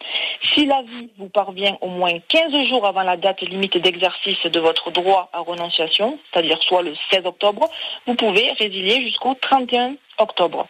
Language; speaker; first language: French; native; French